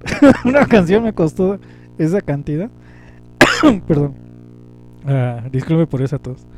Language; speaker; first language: Spanish; native; Spanish